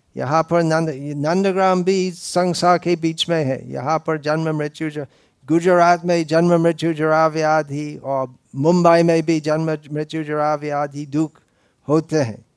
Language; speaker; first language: Hindi; non-native, fluent; English